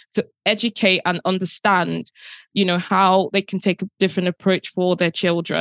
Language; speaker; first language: English; non-native, local second language; Yoruba